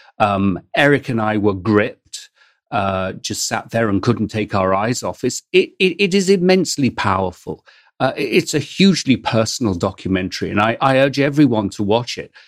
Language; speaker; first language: English; native; English